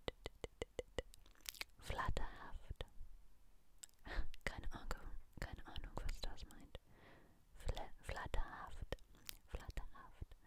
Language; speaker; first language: German; non-native, learner; English